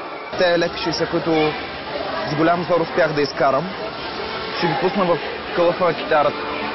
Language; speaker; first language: Bulgarian; native; Bulgarian